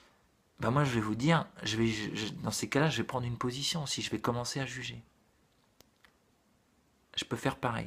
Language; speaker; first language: French; native; French